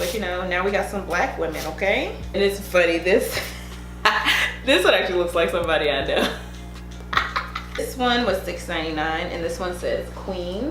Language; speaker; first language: English; native; English